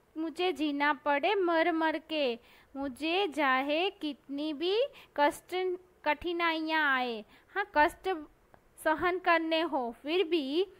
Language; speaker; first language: Hindi; non-native, local second language; Gujarati